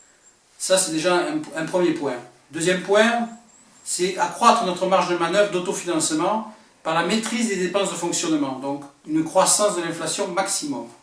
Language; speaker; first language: French; native; French